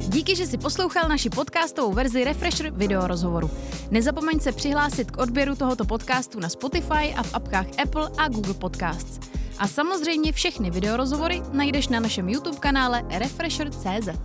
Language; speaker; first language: Czech; native; Czech